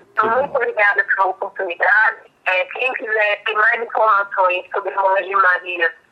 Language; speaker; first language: Portuguese; native; Portuguese